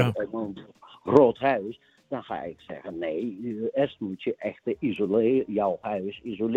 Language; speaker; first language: Dutch; non-native, fluent; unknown